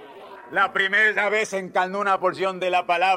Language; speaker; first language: Spanish; native; Spanish